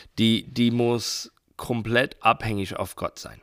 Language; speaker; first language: German; non-native, learner; English